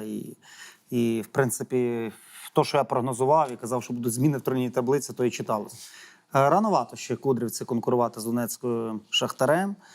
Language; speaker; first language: Ukrainian; native; Ukrainian